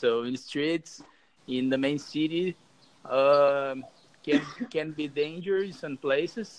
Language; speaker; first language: English; non-native, learner; Portuguese